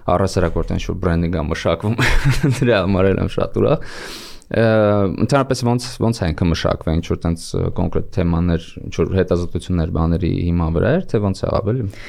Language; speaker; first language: Armenian; native; Armenian